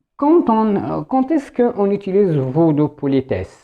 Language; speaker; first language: French; non-native, local second language; Arabic